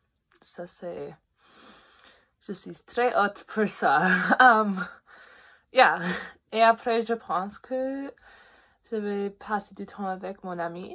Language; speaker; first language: French; non-native, local second language; English